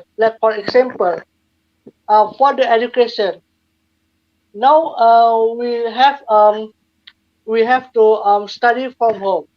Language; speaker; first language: English; non-native, learner; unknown